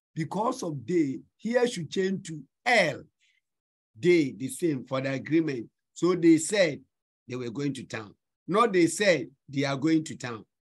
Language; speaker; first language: English; non-native, local second language; Akan